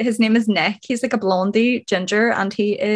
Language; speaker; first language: English; native; English